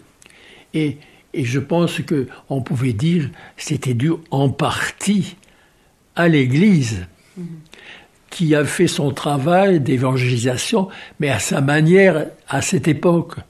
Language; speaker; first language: French; native; French